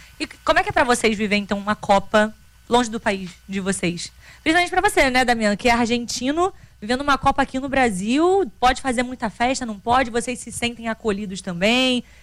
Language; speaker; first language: Portuguese; native; Portuguese